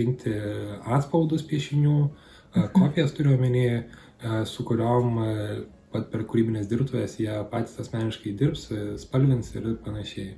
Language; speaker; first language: Lithuanian; native; Lithuanian